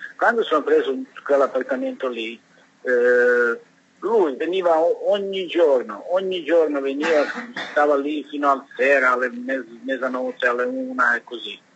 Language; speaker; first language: Italian; non-native, learner; Serbian